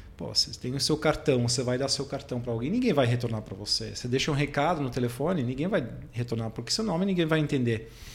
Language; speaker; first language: Portuguese; non-native, fluent; Dutch